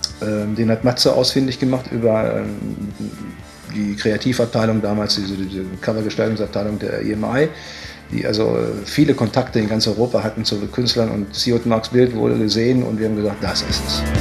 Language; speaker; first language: German; native; German